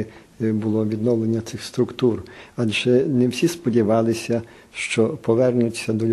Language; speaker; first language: Ukrainian; native; Ukrainian